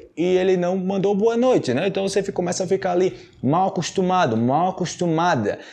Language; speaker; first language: Portuguese; native; Portuguese